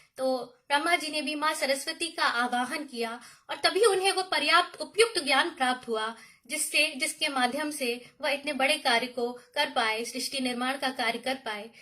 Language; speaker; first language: Hindi; native; Hindi